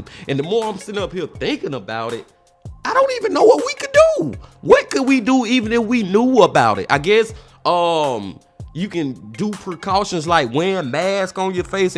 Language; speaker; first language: English; native; English